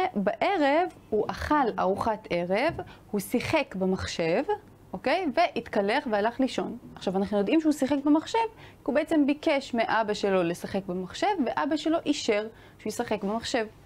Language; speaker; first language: Hebrew; native; Hebrew